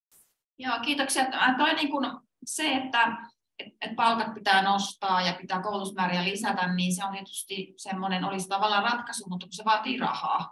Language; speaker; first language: Finnish; native; Finnish